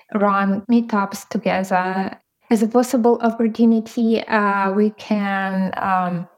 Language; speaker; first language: English; non-native, fluent; Ukrainian